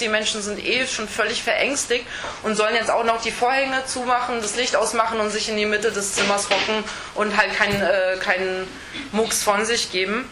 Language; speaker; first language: German; native; German